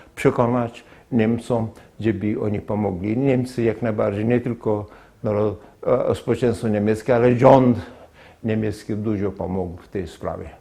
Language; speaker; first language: Polish; non-native, fluent; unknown